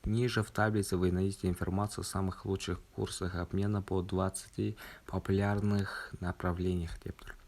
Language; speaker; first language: Russian; non-native, local second language; Kazakh